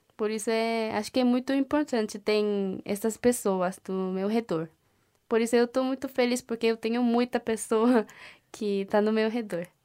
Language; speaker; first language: Portuguese; non-native, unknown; Korean